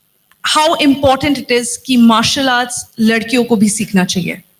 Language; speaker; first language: Hindi; native; Hindi